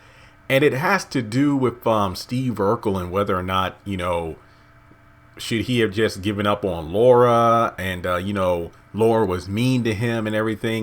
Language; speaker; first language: English; native; English